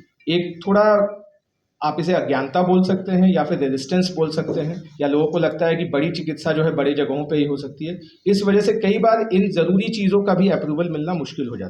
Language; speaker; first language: Hindi; native; Hindi